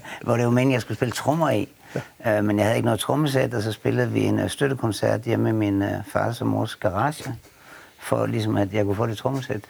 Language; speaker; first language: Danish; native; Danish